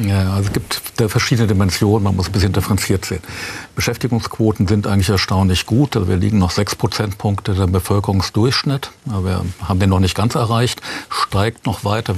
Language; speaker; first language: German; native; German